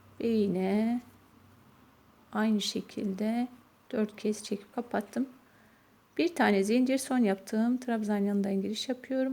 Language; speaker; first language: Turkish; native; Turkish